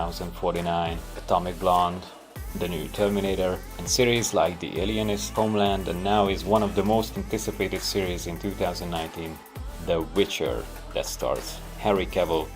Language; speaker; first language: English; non-native, fluent; Hungarian